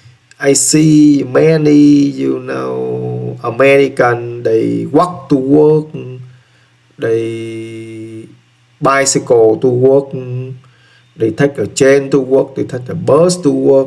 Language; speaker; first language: English; non-native, learner; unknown